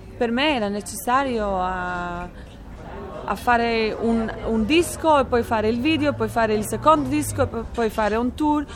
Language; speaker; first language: Italian; non-native, learner; Albanian